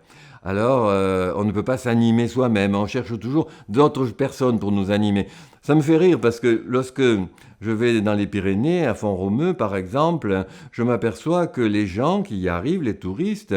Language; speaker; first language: French; native; French